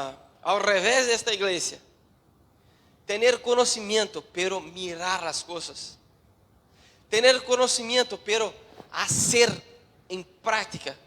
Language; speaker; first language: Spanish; non-native, learner; Portuguese